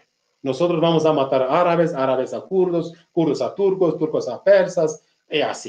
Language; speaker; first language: Spanish; non-native, fluent; Kurdish